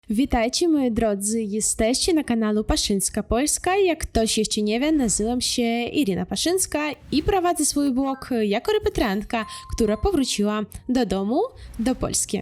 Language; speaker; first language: Polish; non-native, fluent; Russian